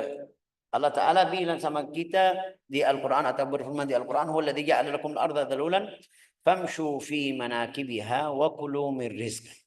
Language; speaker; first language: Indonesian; non-native, fluent; Arabic